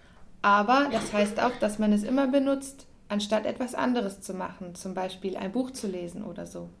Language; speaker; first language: German; non-native, fluent; French